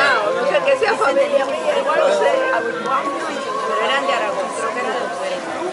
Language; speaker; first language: Spanish; native; Spanish